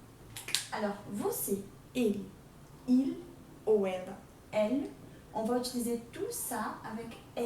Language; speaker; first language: French; non-native, fluent; Portuguese